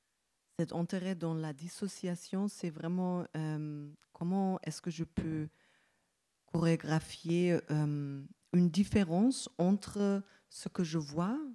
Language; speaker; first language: French; non-native, fluent; German